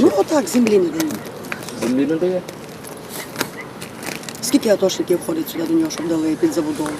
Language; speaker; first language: Ukrainian; native; Ukrainian